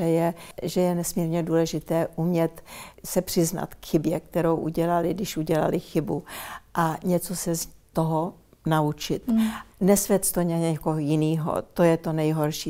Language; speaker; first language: Czech; early bilingual, heritage; Czech